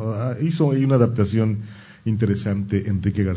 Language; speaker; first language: Spanish; native; Spanish